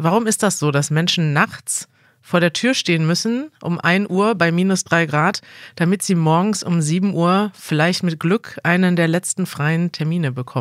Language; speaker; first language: German; native; German